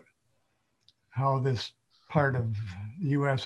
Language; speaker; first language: English; native; English